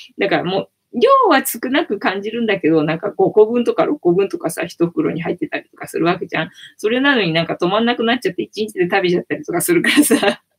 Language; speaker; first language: Japanese; native; Japanese